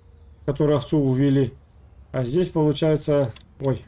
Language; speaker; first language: Russian; native; Russian